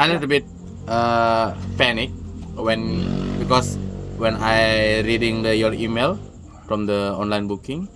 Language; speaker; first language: English; non-native, learner; Indonesian